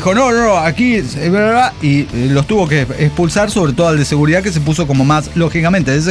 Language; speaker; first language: Spanish; native; Spanish